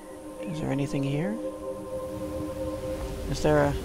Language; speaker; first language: English; native; English